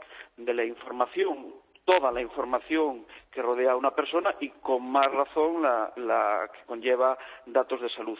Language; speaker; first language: Spanish; native; Spanish